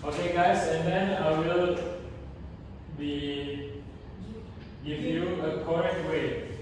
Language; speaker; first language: English; non-native, learner; Indonesian